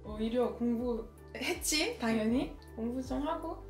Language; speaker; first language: Korean; non-native, fluent; French